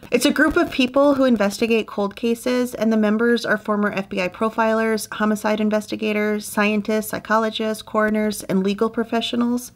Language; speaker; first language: English; native; English